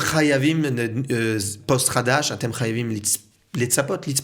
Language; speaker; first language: Hebrew; non-native, learner; French